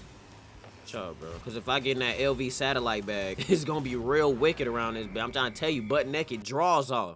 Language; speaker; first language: English; native; English